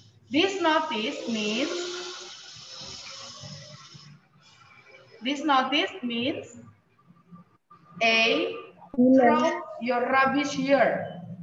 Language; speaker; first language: English; non-native, fluent; Indonesian